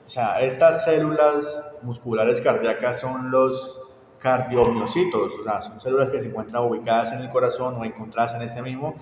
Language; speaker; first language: Spanish; native; Spanish